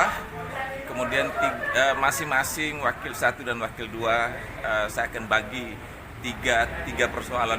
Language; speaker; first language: Indonesian; native; Indonesian